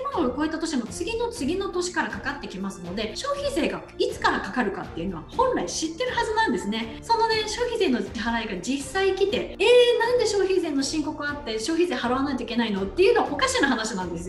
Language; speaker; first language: Japanese; native; Japanese